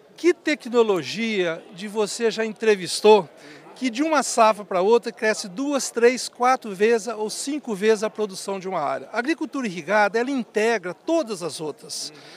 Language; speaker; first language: Portuguese; native; Portuguese